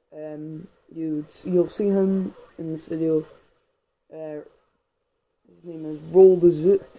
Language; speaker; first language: English; native; English